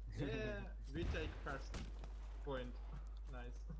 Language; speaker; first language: English; non-native, learner; Russian